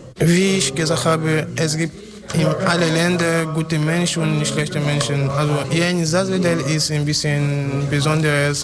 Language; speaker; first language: German; non-native, learner; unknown